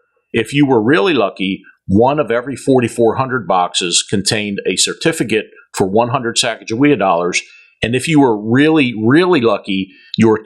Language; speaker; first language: English; native; English